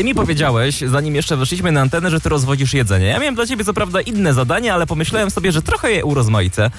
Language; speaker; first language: Polish; native; Polish